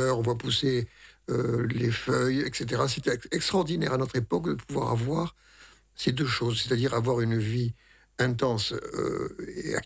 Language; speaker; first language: French; native; French